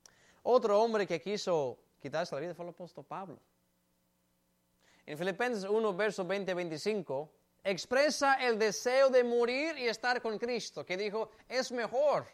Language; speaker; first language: Spanish; native; Spanish